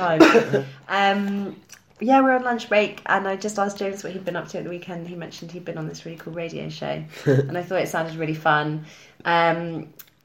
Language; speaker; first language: English; native; English